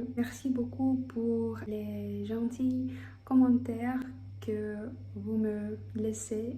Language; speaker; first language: French; non-native, fluent; Russian